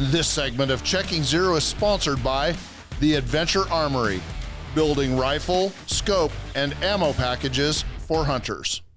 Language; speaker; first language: English; native; English